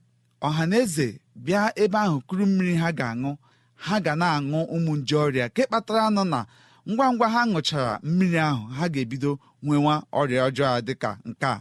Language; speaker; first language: Igbo; native; Igbo